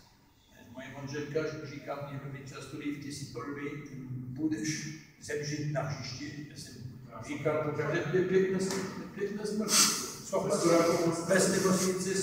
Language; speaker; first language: Czech; non-native, learner; French